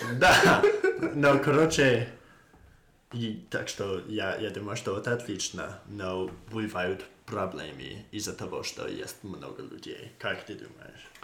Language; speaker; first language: Russian; non-native, learner; English